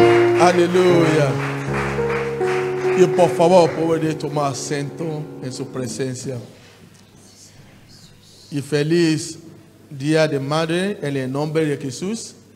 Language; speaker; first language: Spanish; non-native, learner; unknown